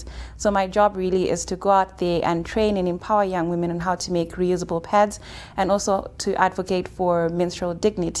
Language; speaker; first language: English; non-native, local second language; Shona